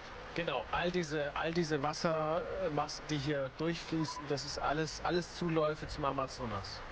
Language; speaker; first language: German; native; German